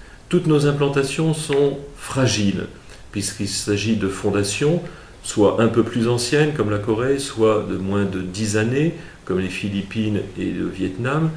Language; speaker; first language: French; native; French